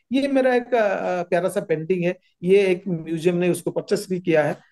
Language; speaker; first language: Hindi; non-native, local second language; Odia